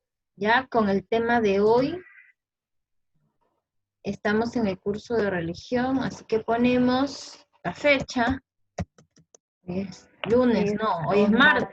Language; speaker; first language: Spanish; native; Spanish